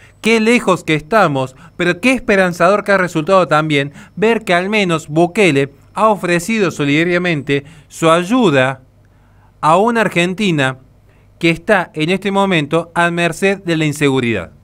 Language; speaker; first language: Spanish; native; Spanish